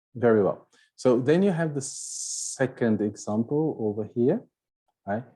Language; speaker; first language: English; non-native, fluent; Portuguese